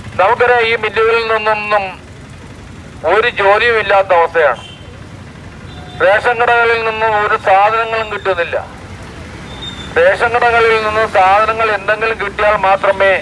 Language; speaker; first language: Malayalam; native; Malayalam